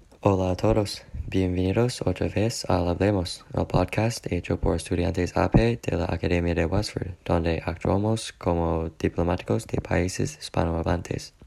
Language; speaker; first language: Spanish; non-native, learner; English